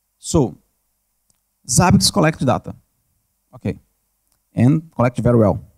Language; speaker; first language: English; non-native, learner; Portuguese